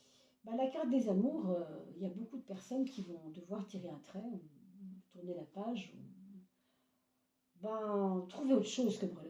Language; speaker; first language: French; native; French